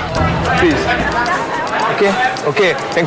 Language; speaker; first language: English; non-native, learner; French